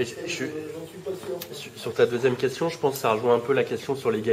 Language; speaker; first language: French; native; French